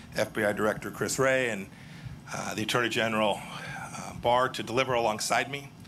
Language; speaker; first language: English; native; English